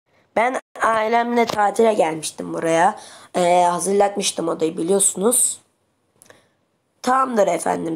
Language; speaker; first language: Turkish; native; Turkish